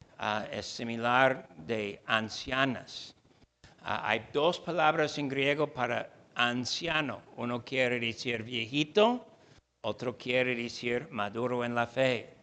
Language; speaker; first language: Spanish; non-native, fluent; English